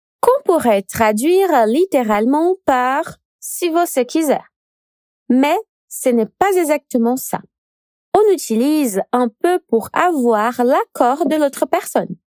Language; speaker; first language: French; non-native, fluent; Portuguese